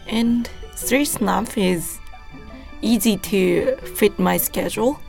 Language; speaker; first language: English; non-native, learner; Japanese